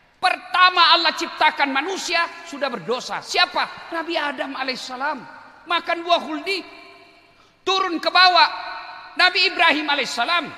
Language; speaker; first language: Indonesian; non-native, local second language; Buginese